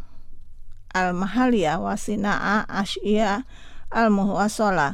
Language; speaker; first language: Arabic; non-native, fluent; Indonesian